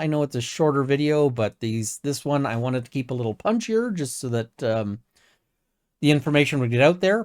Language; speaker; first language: English; native; English